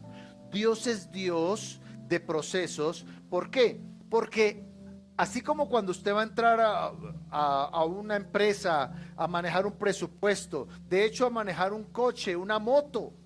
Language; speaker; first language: Spanish; native; Spanish